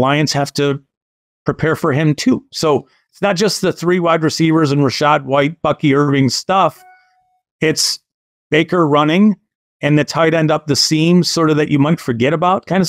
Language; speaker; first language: English; native; English